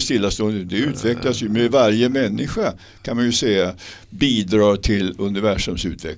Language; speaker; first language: Swedish; native; Swedish